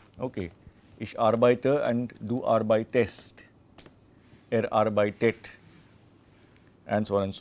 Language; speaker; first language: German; non-native, fluent; Hindi